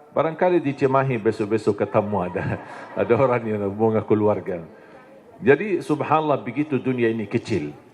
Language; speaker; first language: Indonesian; non-native, fluent; Arabic